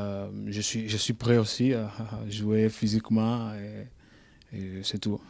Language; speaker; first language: French; non-native, learner; Italian